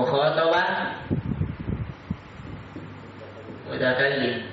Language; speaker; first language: Arabic; non-native, fluent; Indonesian